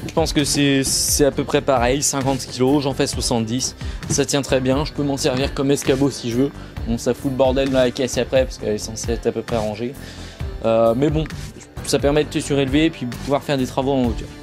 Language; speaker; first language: French; native; French